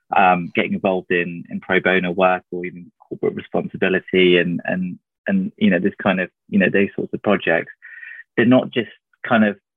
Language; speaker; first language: English; native; English